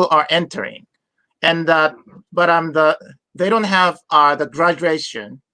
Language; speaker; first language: English; non-native, fluent; Japanese